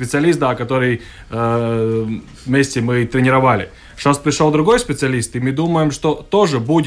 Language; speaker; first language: Russian; non-native, local second language; Latvian